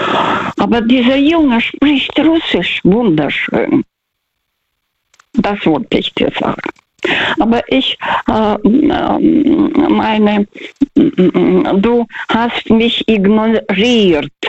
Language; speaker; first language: German; non-native, fluent; Russian